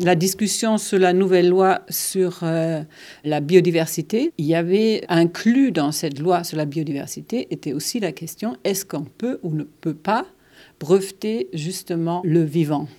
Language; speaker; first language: French; non-native, fluent; German